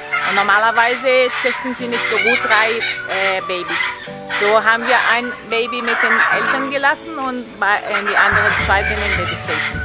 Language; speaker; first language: German; non-native, learner; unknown